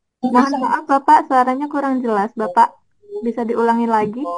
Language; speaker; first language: Indonesian; native; Indonesian